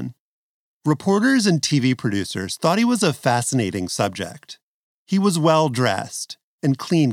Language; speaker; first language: English; native; English